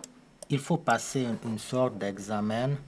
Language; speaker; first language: French; non-native, fluent; Hungarian